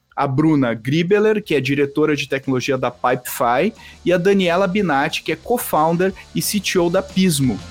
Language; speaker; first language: Portuguese; native; Portuguese